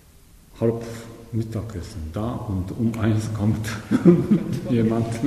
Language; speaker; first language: German; non-native, learner; Japanese